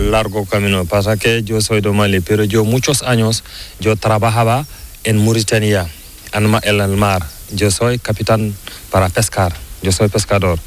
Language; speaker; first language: Spanish; non-native, learner; Fula